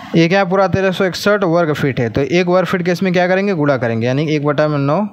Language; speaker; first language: Hindi; native; Hindi